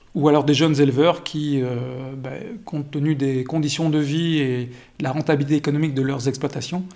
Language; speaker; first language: French; native; French